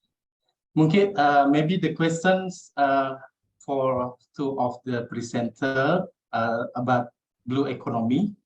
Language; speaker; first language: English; non-native, local second language; Indonesian